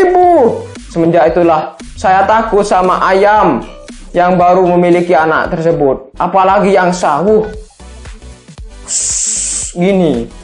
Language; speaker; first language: Indonesian; non-native, local second language; Madurese